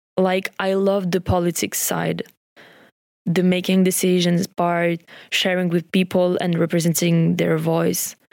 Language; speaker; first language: English; non-native, fluent; French